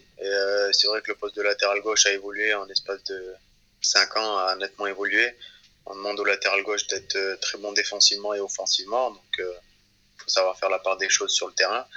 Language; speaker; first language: French; early bilingual, other home language; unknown